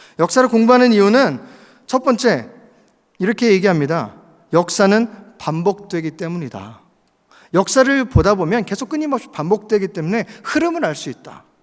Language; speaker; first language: Korean; native; Korean